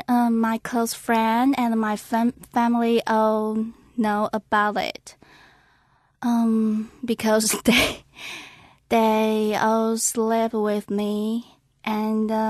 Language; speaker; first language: English; non-native, learner; Chinese